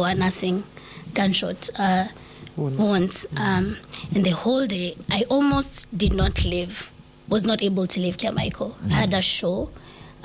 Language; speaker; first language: English; non-native, local second language; Swahili